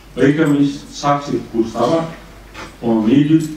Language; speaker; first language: Danish; non-native, fluent; Turkish